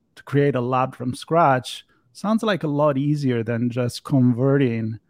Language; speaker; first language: English; non-native, fluent; Italian